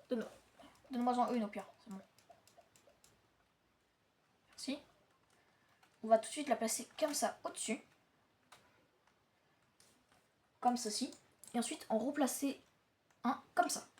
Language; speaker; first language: French; native; French